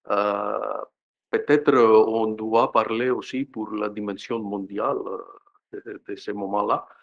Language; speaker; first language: French; non-native, fluent; Greek